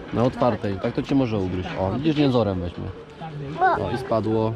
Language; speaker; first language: Polish; native; Polish